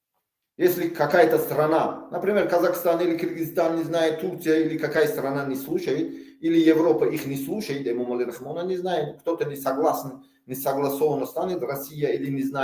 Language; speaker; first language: Russian; non-native, local second language; Tajik